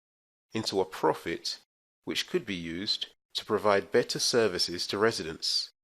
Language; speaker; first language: English; native; English